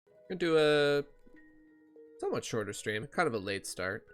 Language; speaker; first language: English; native; English